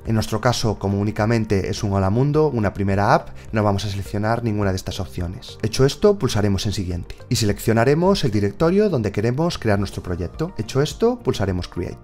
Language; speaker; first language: Spanish; native; Spanish